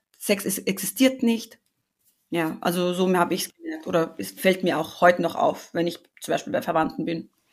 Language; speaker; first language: German; early bilingual, other home language; Albanian